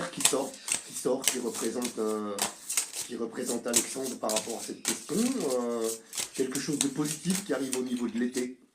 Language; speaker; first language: French; native; French